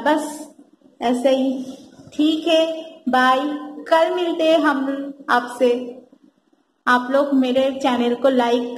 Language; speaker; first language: Hindi; non-native, fluent; Bangla